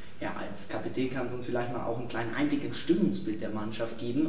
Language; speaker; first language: German; native; German